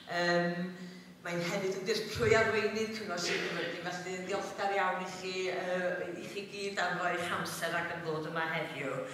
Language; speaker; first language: Welsh; native; Welsh